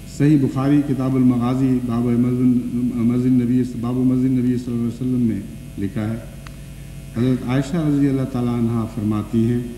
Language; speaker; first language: Urdu; non-native, local second language; Punjabi